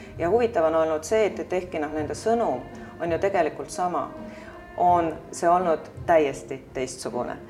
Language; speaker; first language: Estonian; native; Estonian